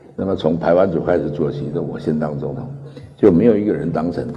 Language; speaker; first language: Chinese; early bilingual, other home language; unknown